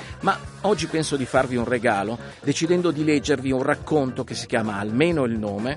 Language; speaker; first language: Italian; native; Italian